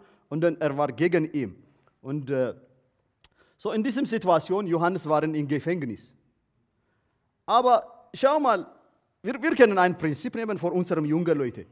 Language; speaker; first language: German; non-native, learner; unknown